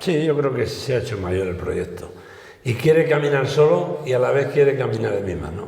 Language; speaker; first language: Spanish; native; Spanish